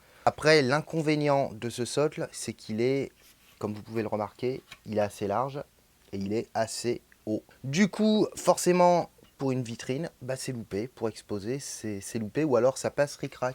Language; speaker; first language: French; native; French